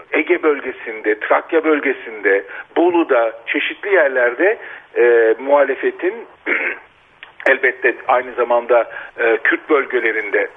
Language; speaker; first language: Turkish; native; Turkish